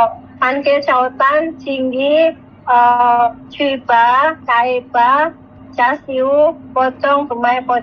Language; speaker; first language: Cantonese; non-native, learner; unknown